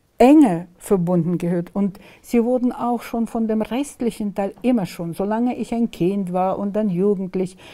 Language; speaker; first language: German; non-native, fluent; Ukrainian